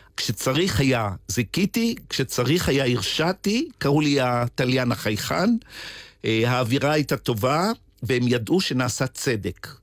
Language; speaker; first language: Hebrew; native; Hebrew